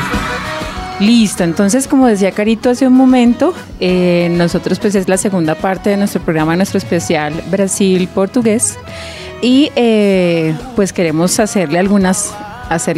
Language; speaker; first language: Spanish; native; Spanish